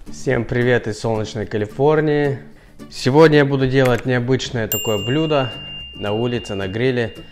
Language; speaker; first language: Russian; early bilingual, heritage; Russian